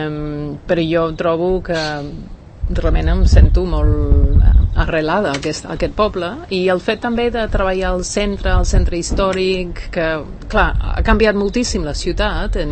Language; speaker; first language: Catalan; non-native, fluent; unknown